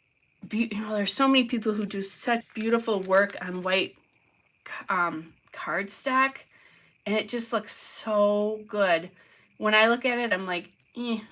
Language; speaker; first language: English; native; English